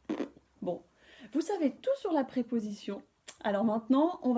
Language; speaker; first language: French; native; French